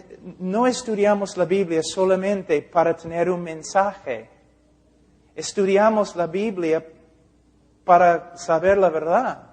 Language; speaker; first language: Spanish; non-native, fluent; English